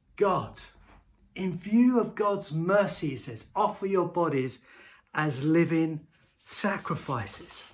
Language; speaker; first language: English; native; English